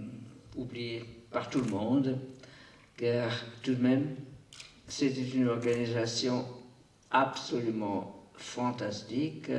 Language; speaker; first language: French; non-native, local second language; German